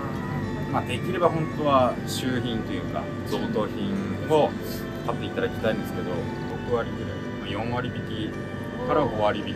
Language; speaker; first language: Japanese; native; Japanese